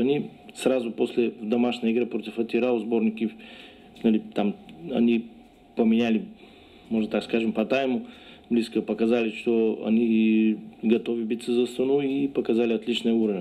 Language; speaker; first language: Russian; non-native, learner; Bulgarian